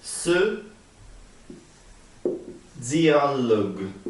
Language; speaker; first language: French; non-native, learner; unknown